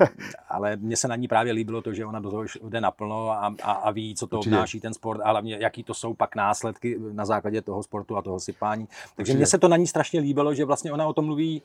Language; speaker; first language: Czech; native; Czech